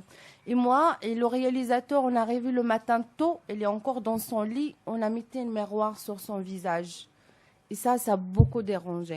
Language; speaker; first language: French; non-native, local second language; Arabic